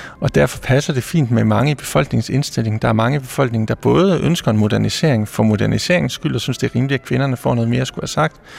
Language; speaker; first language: Danish; native; Danish